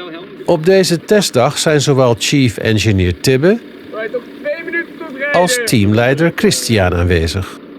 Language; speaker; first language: Dutch; native; Dutch